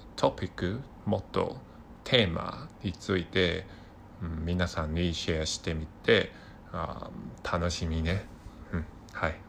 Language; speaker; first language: Japanese; non-native, learner; Cantonese